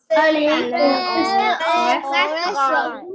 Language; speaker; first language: French; non-native, learner; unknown